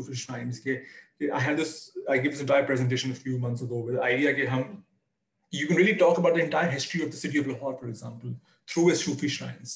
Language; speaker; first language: English; non-native, local second language; Urdu